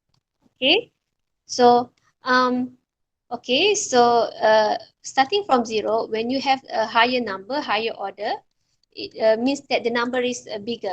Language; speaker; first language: English; non-native, local second language; Malay